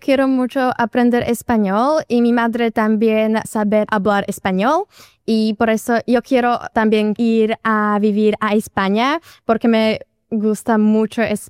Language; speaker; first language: Spanish; non-native, learner; Slovak